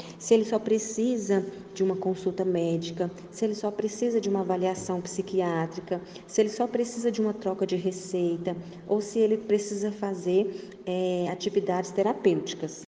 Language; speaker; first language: Portuguese; native; Portuguese